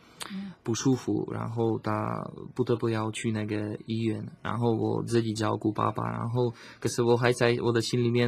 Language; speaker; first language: Chinese; non-native, learner; Slovak